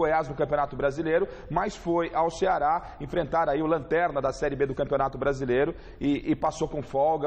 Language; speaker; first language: Portuguese; native; Portuguese